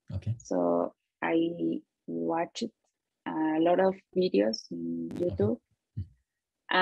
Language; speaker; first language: English; non-native, learner; Spanish